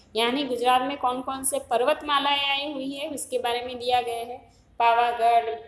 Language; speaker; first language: Hindi; non-native, local second language; Gujarati